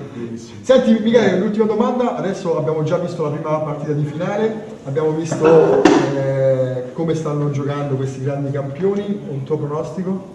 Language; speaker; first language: Italian; native; Italian